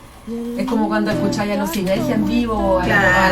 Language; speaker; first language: Spanish; native; Spanish